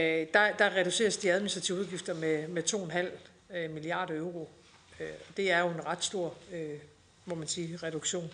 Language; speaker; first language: Danish; native; Danish